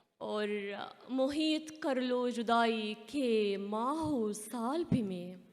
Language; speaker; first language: Urdu; non-native, fluent; Arabic